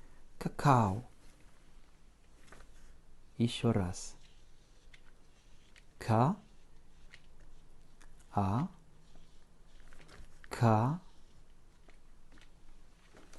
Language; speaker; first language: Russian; non-native, fluent; French